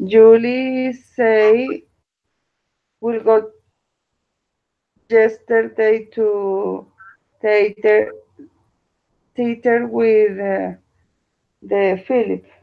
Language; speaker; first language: English; non-native, learner; Spanish